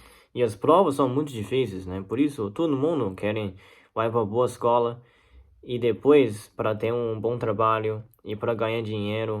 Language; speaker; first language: Portuguese; non-native, learner; Chinese